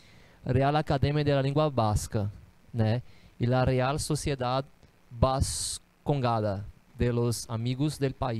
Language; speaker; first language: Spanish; non-native, fluent; Portuguese